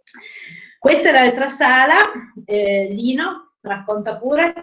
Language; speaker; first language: Italian; native; Italian